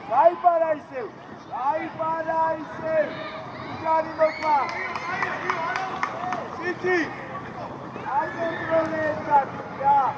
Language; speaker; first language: Georgian; native; Georgian